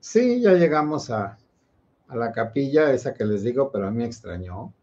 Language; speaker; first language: Spanish; native; Spanish